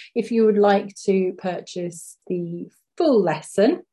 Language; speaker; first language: English; native; English